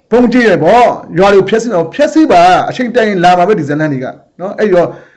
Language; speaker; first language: Burmese; native; Burmese